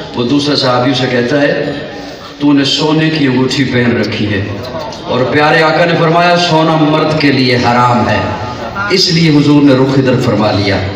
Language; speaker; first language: Urdu; non-native, local second language; Punjabi